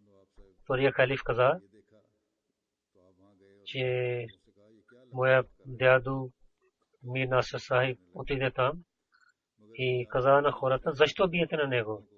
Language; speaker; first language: Bulgarian; non-native, learner; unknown